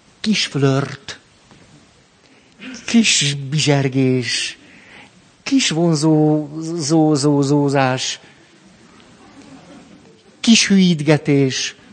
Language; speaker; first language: Hungarian; native; Hungarian